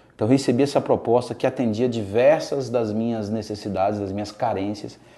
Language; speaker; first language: Portuguese; native; Portuguese